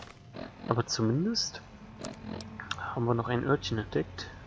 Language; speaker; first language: German; native; German